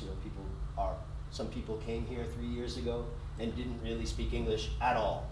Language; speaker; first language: English; non-native, fluent; Italian